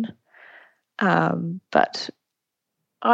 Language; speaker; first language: English; native; English